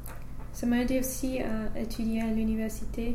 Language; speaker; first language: French; non-native, fluent; English